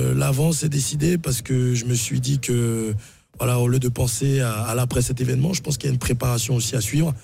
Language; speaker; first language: French; native; French